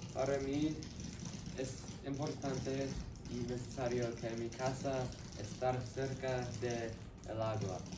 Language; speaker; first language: Spanish; non-native, learner; English